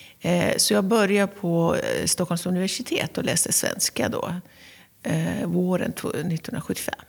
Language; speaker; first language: Swedish; non-native, fluent; Persian